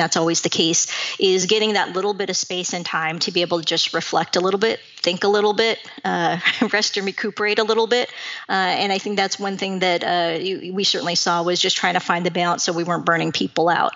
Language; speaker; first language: English; native; English